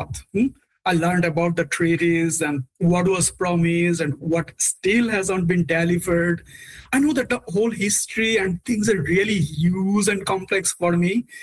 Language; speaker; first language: English; non-native, local second language; Bangla